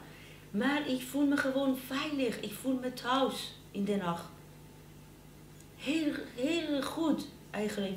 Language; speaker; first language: Dutch; non-native, fluent; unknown